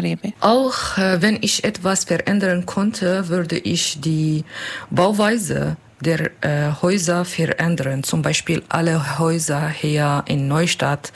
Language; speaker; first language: German; non-native, learner; Turkish